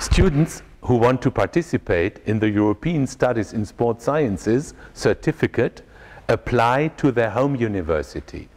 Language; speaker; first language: English; non-native, fluent; German